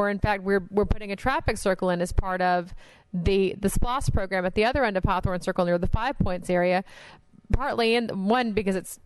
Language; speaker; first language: English; native; English